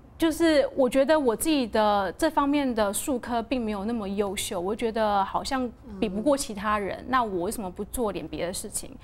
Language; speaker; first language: Chinese; native; Chinese